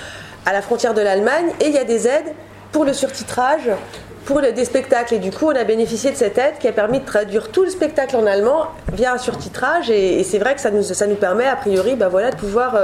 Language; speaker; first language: French; native; French